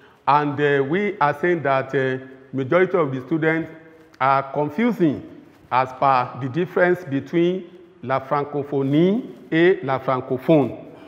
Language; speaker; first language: English; non-native, local second language; Yoruba